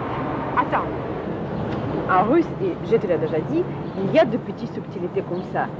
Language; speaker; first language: French; non-native, fluent; Russian